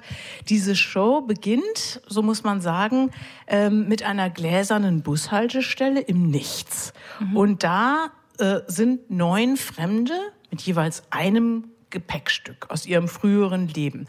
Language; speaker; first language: German; native; German